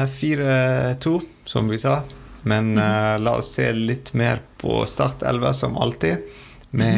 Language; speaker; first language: Norwegian; non-native, fluent; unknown